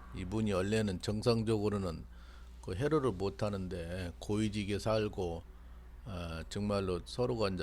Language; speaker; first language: Korean; native; Korean